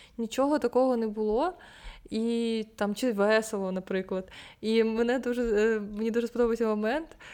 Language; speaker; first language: Ukrainian; non-native, local second language; Russian